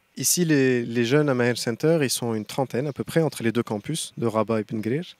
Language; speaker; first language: French; non-native, local second language; Arabic